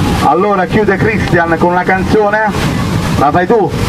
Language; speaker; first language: Italian; native; Italian